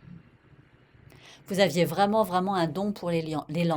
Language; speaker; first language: French; native; French